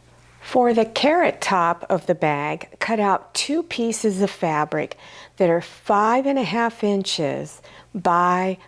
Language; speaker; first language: English; native; English